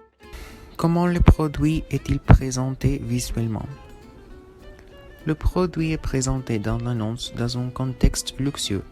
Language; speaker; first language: French; non-native, fluent; Spanish